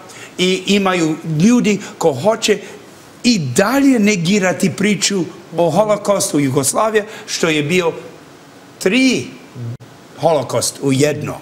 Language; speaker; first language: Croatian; early bilingual, heritage; English